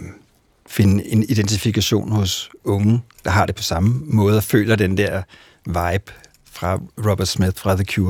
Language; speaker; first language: Danish; native; Danish